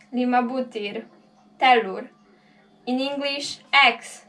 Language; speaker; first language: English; non-native, fluent; Polish